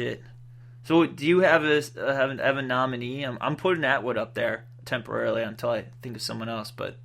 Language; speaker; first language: English; native; English